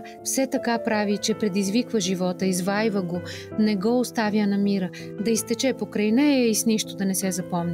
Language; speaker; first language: Bulgarian; native; Bulgarian